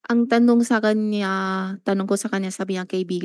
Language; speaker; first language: Filipino; non-native, learner; Chinese